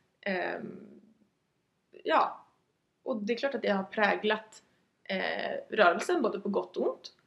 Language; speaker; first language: Swedish; native; Swedish